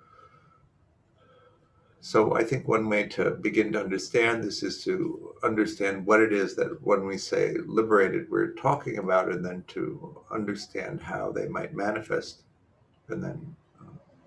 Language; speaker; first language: English; native; English